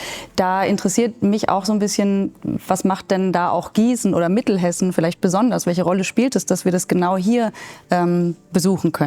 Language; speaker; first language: German; native; German